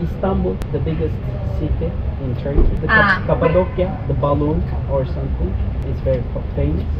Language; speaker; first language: English; non-native, learner; Turkish